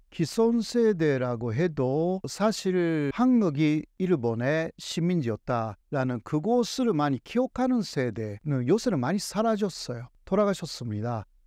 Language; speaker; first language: Korean; non-native, fluent; Japanese